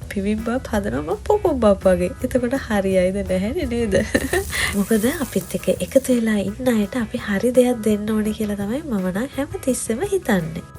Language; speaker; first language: Sinhala; native; Sinhala